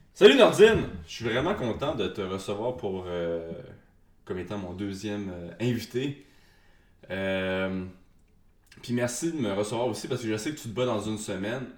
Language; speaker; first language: French; native; French